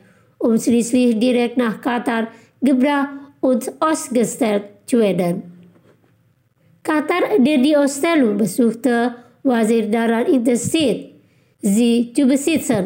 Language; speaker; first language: German; non-native, fluent; Indonesian